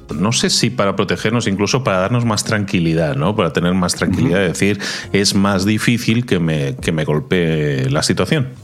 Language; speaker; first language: Spanish; native; Spanish